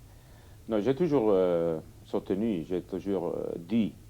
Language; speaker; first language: French; non-native, fluent; Catalan